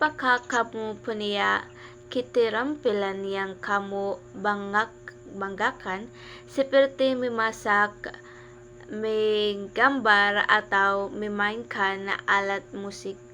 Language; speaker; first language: Indonesian; non-native, learner; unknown